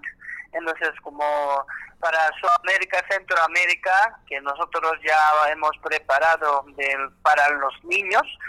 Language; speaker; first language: Spanish; non-native, learner; Korean